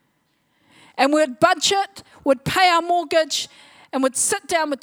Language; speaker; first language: English; native; English